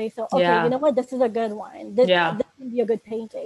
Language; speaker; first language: English; non-native, local second language; Urdu